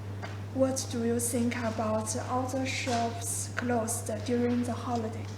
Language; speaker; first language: English; non-native, learner; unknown